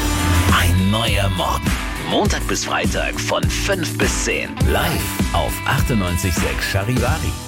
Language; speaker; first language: German; native; German